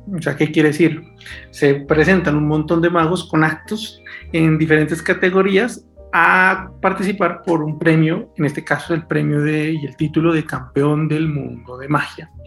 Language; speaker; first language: Spanish; native; Spanish